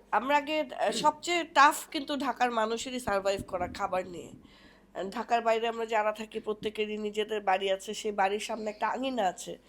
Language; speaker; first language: Bangla; native; Bangla